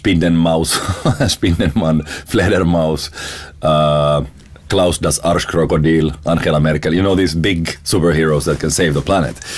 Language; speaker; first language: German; non-native, learner; Finnish